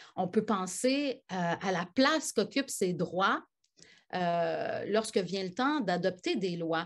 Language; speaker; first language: French; native; French